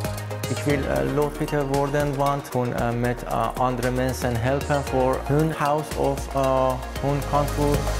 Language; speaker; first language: Dutch; non-native, learner; Persian